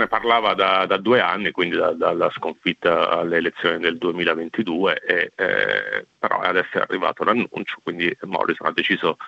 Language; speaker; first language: Italian; native; Italian